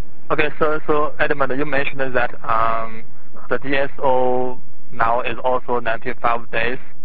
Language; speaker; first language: English; non-native, fluent; Chinese